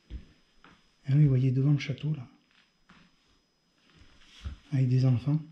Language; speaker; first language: French; native; French